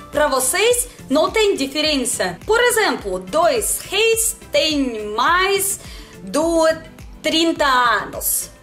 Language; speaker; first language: Portuguese; non-native, learner; Russian